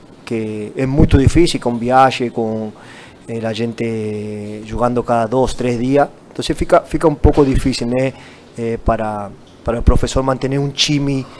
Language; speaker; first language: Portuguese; non-native, fluent; Spanish